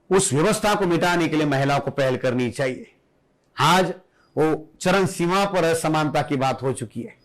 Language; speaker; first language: Hindi; non-native, local second language; Marathi